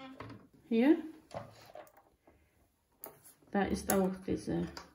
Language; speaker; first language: German; non-native, learner; Croatian